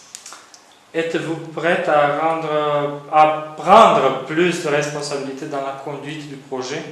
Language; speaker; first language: French; non-native, fluent; Romanian